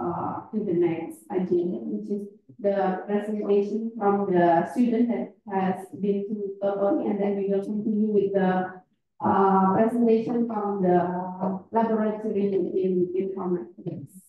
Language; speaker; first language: English; non-native, fluent; Indonesian